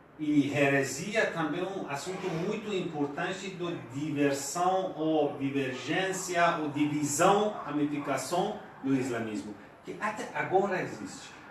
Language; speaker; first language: Portuguese; non-native, fluent; Persian